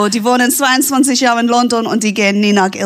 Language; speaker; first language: German; non-native, fluent; English